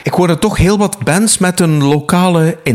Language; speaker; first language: Dutch; native; Dutch